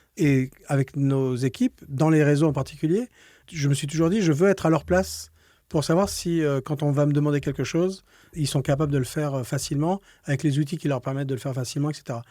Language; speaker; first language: French; native; French